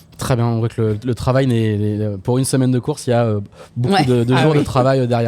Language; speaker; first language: French; native; French